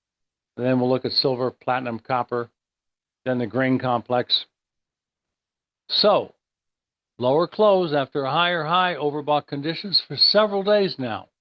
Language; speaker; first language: English; native; English